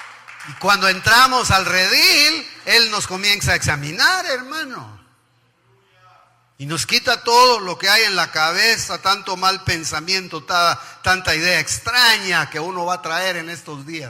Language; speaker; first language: Spanish; native; Spanish